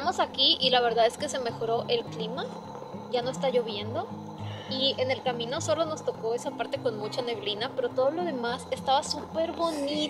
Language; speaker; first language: Spanish; native; Spanish